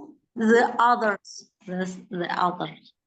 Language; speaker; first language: English; non-native, learner; Indonesian